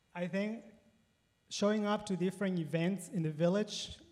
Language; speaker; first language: English; non-native, fluent; Spanish